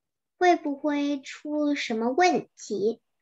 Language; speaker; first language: Chinese; early bilingual, heritage; Chinese